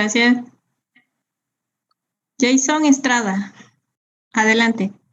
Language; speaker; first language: Spanish; native; Spanish